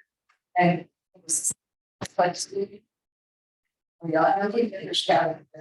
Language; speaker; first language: English; native; English